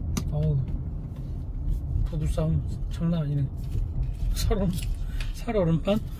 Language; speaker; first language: Korean; native; Korean